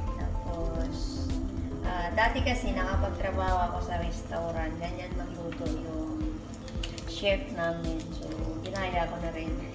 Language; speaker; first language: Filipino; non-native, local second language; Hiligaynon